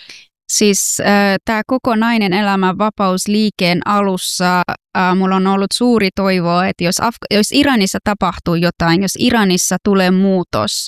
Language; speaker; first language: Finnish; non-native, fluent; Persian